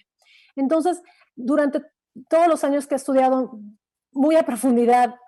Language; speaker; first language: Spanish; native; Spanish